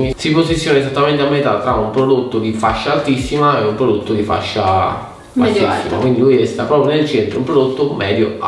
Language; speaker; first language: Italian; native; Italian